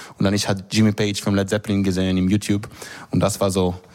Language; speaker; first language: German; non-native, learner; Hebrew